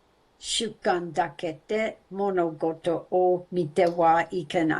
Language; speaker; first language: Japanese; non-native, learner; English